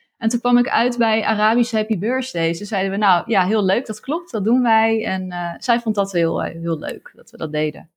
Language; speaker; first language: Dutch; native; Dutch